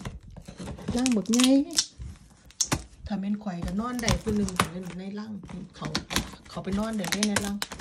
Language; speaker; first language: Thai; non-native, local second language; Northeastern Thai